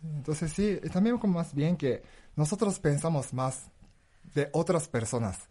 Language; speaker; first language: Spanish; non-native, fluent; Japanese